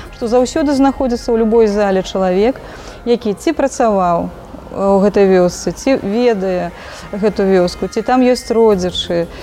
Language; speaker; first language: Belarusian; native; Belarusian